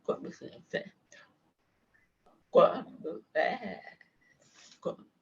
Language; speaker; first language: Portuguese; non-native, local second language; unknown